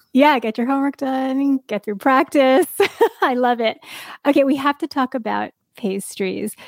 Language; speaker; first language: English; native; English